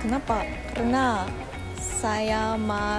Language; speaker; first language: Indonesian; non-native, learner; Japanese